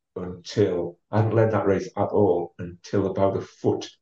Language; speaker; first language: English; native; English